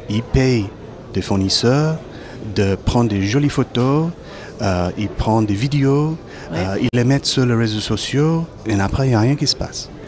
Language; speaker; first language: French; non-native, fluent; English